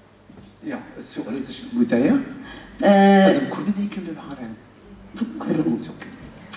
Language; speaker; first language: German; non-native, fluent; Kurdish